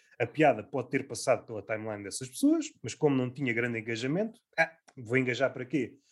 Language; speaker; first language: Portuguese; native; Portuguese